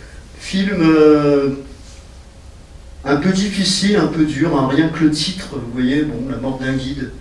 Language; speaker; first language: French; native; French